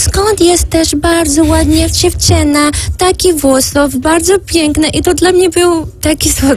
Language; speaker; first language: Polish; non-native, learner; Arabic